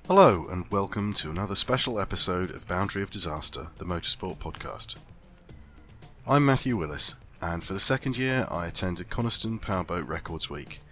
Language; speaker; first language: English; native; English